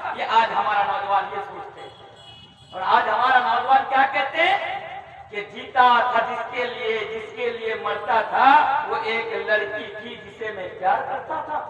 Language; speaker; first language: Urdu; non-native, local second language; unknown